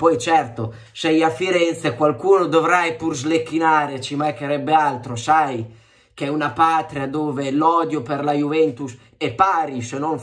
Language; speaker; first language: Italian; native; Italian